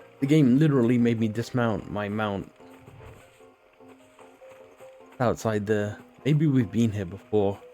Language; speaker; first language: English; native; English